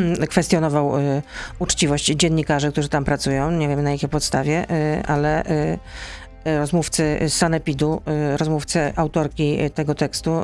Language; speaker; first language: Polish; native; Polish